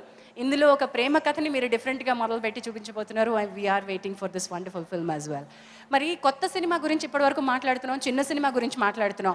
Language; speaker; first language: Telugu; native; Telugu